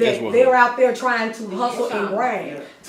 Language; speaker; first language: English; native; English